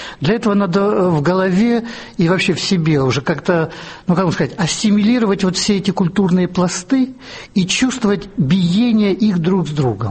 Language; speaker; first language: Russian; native; Russian